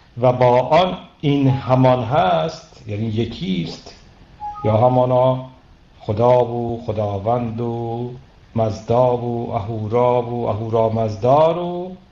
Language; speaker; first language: Persian; native; Persian